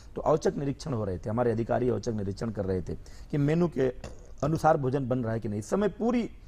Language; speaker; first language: Hindi; native; Hindi